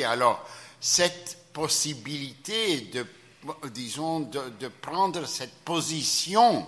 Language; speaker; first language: French; non-native, fluent; Greek